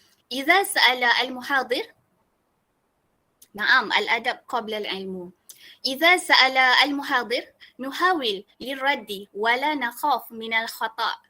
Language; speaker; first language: Arabic; non-native, learner; Malay